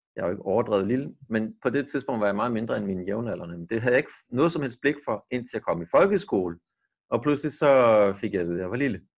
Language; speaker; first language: Danish; native; Danish